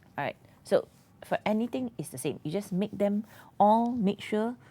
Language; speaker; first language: English; non-native, local second language; Malay